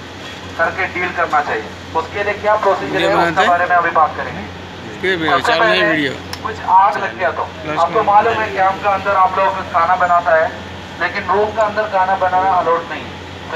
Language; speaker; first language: Hindi; non-native, local second language; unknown